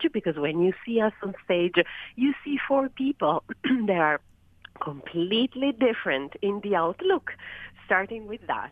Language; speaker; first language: English; non-native, fluent; Italian